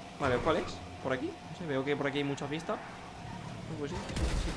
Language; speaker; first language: Spanish; native; Spanish